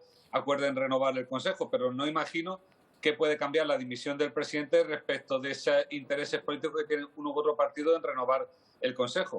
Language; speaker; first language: Spanish; native; Spanish